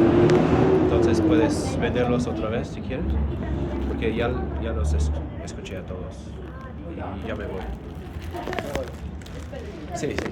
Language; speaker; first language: Spanish; non-native, learner; English